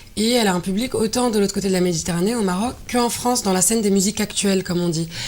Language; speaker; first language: French; non-native, local second language; Arabic